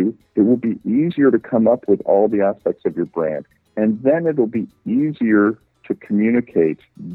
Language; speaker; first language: English; native; English